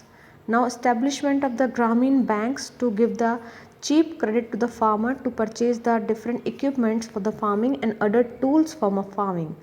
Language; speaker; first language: English; non-native, local second language; Hindi